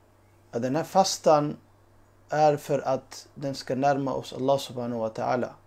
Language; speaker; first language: Swedish; early bilingual, other home language; Urdu